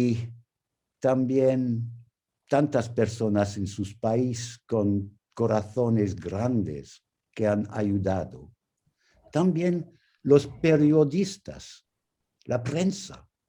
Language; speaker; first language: Spanish; non-native, fluent; English